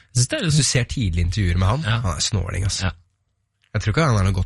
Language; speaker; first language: Norwegian; native; Norwegian